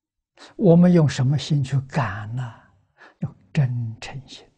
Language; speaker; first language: Chinese; native; Chinese